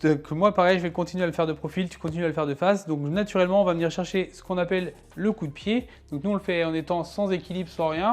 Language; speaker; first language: French; native; French